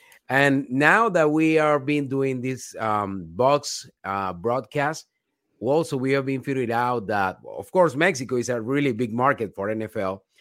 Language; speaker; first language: English; non-native, fluent; Spanish